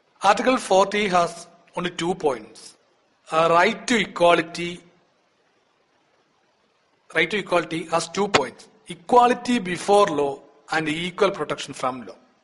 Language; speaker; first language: English; non-native, local second language; Malayalam